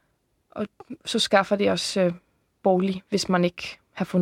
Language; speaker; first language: Danish; early bilingual, heritage; Icelandic